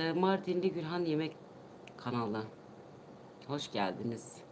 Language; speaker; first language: Turkish; non-native, local second language; Kurdish